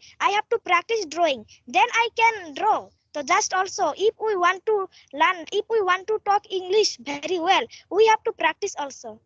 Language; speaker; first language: English; non-native, learner; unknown